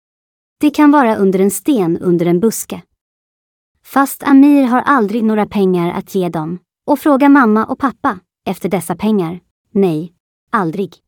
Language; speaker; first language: Swedish; native; Swedish